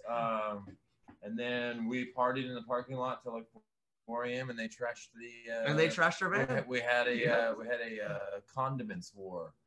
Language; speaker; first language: English; native; English